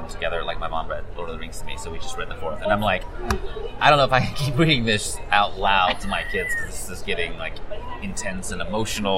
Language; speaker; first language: English; native; English